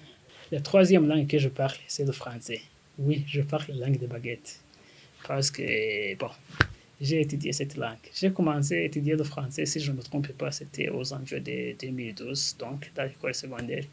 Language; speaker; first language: French; non-native, local second language; Kinyarwanda